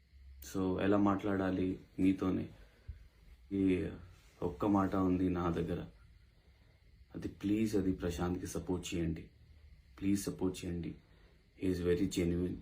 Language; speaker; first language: Telugu; non-native, local second language; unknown